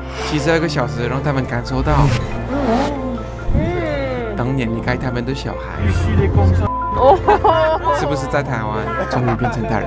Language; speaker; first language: Chinese; native; Chinese